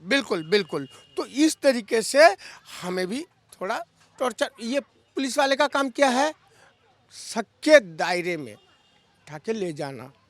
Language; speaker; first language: Hindi; non-native, local second language; Bangla